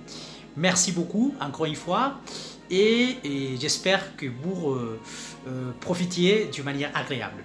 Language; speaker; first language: French; non-native, fluent; Spanish